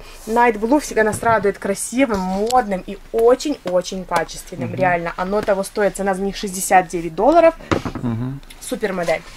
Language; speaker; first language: Russian; native; Russian